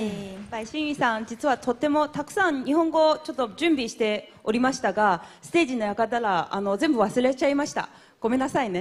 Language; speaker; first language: Japanese; non-native, fluent; Chinese